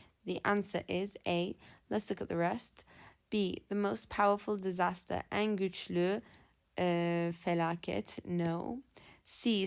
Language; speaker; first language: English; non-native, fluent; Turkish